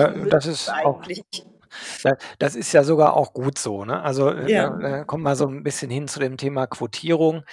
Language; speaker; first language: German; native; German